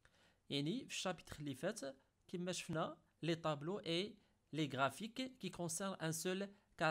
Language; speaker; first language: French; non-native, local second language; Arabic